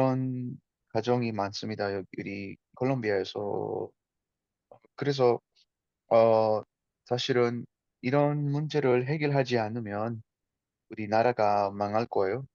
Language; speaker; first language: Korean; non-native, fluent; Spanish